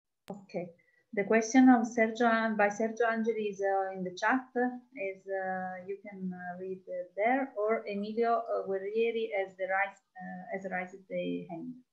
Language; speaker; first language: English; non-native, learner; Italian